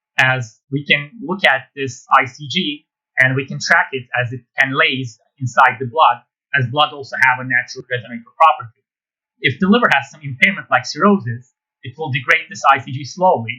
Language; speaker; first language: English; non-native, fluent; Turkish